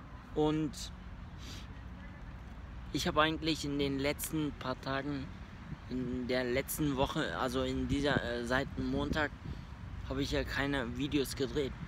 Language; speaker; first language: German; early bilingual, other home language; Turkish